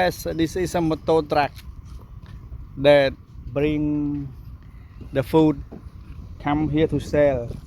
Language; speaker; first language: English; non-native, learner; Khmer